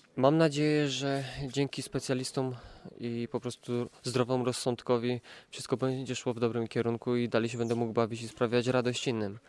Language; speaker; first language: Polish; native; Polish